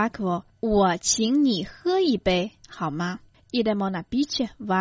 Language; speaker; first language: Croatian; non-native, fluent; Chinese